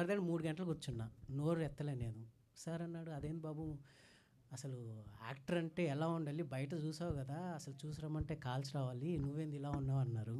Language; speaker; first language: Telugu; native; Telugu